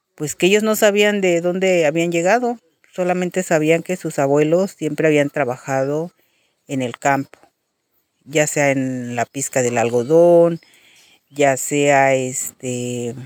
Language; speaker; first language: Spanish; native; Spanish